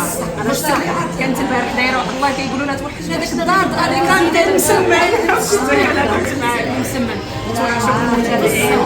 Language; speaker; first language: Arabic; native; Arabic